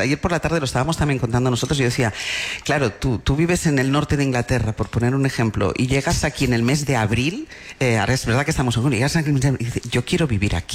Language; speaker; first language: Spanish; native; Spanish